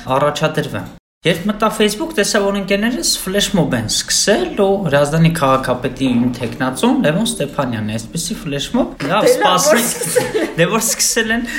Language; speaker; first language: Armenian; native; Armenian